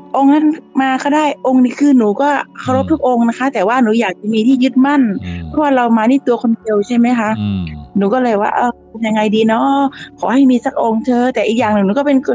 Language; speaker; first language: Thai; native; Thai